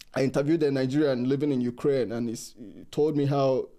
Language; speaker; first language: English; non-native, local second language; Igbo